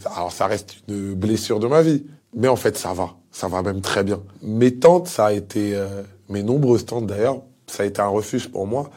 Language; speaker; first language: French; early bilingual, other home language; Lingala